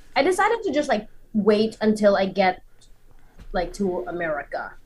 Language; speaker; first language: English; native; English